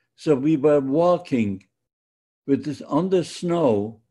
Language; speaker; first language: English; non-native, fluent; Polish